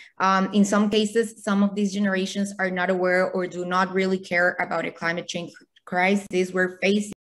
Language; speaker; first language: English; non-native, fluent; Spanish